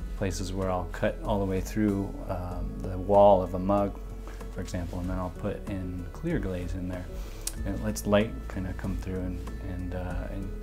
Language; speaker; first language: English; native; English